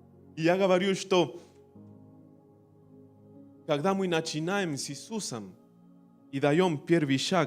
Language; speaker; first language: Russian; non-native, learner; Spanish